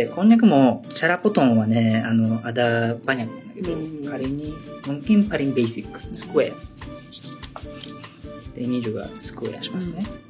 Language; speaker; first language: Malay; non-native, learner; Japanese